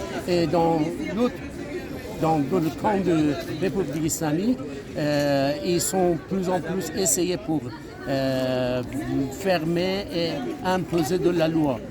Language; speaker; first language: French; non-native, fluent; Persian